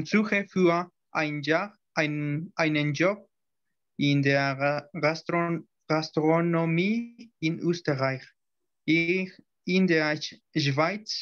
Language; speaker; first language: German; non-native, learner; Spanish